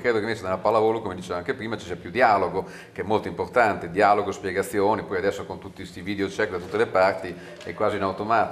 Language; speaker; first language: Italian; native; Italian